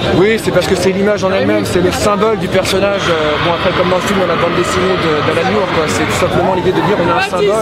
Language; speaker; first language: French; native; French